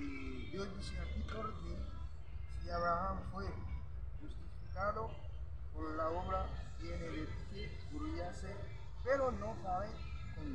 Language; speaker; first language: Spanish; non-native, learner; Haitian Creole